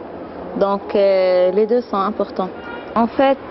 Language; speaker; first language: French; non-native, fluent; Arabic